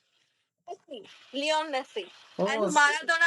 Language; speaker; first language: English; non-native, learner; Bangla